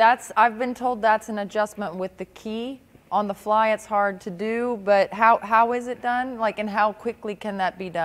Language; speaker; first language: English; native; English